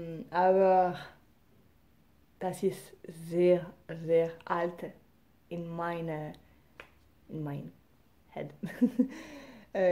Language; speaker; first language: German; non-native, learner; French